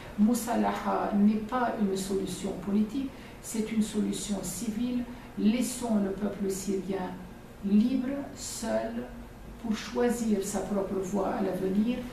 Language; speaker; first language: French; non-native, local second language; Arabic